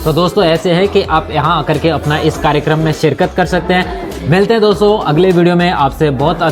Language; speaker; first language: Hindi; native; Hindi